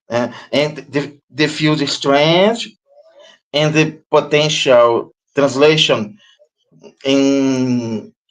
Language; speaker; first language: English; non-native, learner; Portuguese